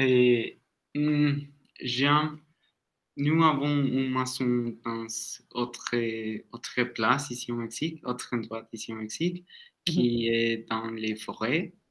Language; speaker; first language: French; non-native, learner; Spanish